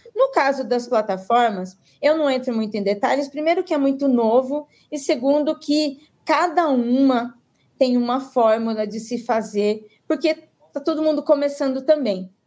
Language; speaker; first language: Portuguese; native; Portuguese